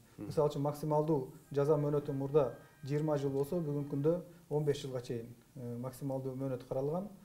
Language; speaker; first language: Kyrgyz; native; Kyrgyz